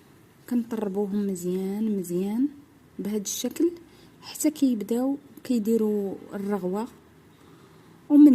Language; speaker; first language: Arabic; native; Arabic